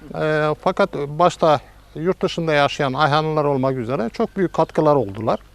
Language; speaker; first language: Turkish; native; Turkish